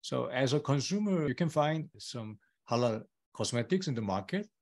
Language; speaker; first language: English; non-native, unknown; Korean